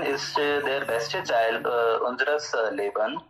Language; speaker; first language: German; non-native, learner; Hindi